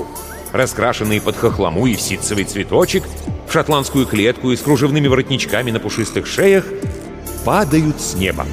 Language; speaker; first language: Russian; native; Russian